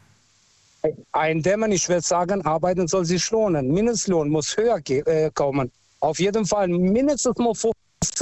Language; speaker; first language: German; non-native, fluent; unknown